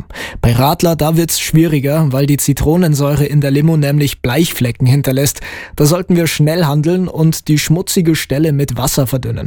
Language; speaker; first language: German; native; German